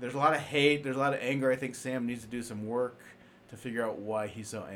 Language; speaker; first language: English; native; English